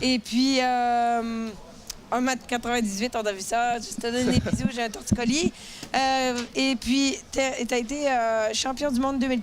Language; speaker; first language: French; native; French